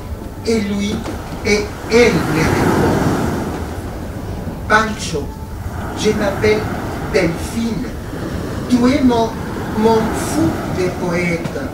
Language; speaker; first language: French; non-native, fluent; Spanish